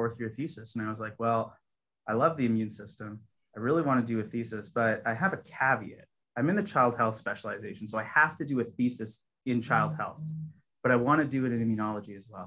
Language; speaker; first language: English; native; English